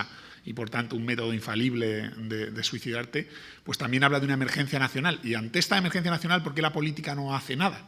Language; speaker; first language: Spanish; native; Spanish